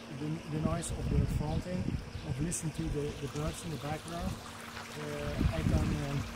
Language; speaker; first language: English; non-native, fluent; Dutch